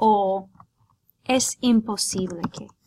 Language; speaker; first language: Spanish; non-native, fluent; English